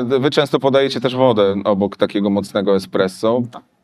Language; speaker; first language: Polish; native; Polish